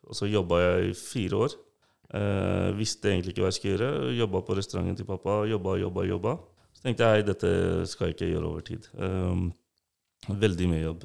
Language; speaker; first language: Norwegian; non-native, local second language; Urdu